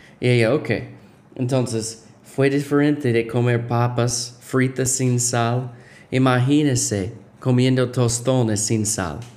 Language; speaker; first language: Spanish; non-native, fluent; English